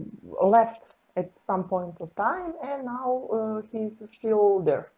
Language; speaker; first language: English; non-native, learner; Serbian